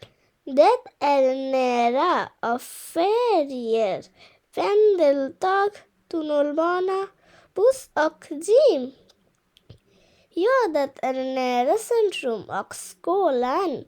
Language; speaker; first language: Swedish; non-native, fluent; Bangla